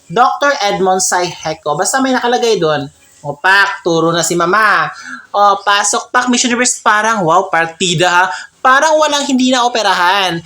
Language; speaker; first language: Filipino; non-native, local second language; Cebuano